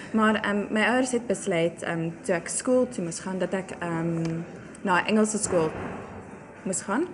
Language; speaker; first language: Afrikaans; non-native, local second language; English